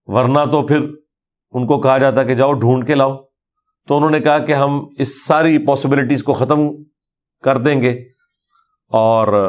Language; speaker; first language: Urdu; non-native, local second language; Punjabi